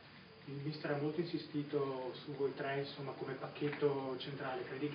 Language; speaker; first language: Italian; native; Italian